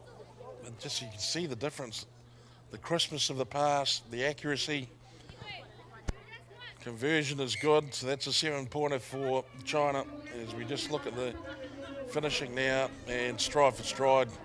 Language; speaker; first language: English; native; English